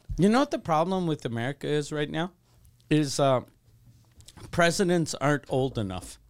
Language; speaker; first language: English; non-native, local second language; French